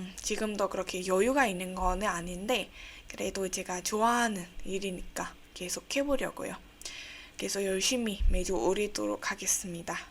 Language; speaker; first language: Korean; non-native, fluent; Burmese